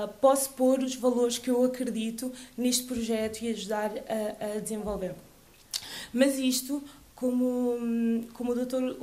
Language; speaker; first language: Portuguese; early bilingual, other home language; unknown